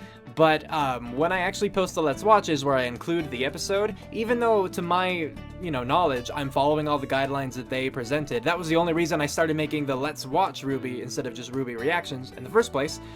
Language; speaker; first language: English; native; English